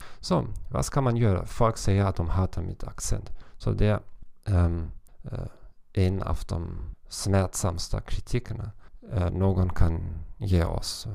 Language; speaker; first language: Swedish; non-native, learner; German